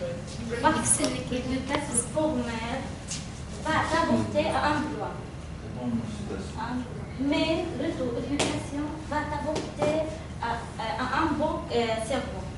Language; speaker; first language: French; non-native, fluent; Arabic